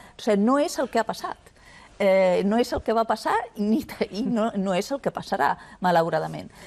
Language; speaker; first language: Catalan; non-native, fluent; Italian